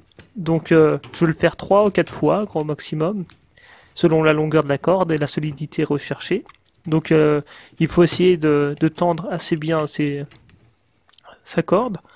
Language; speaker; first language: French; native; French